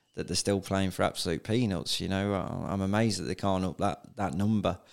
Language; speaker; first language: English; native; English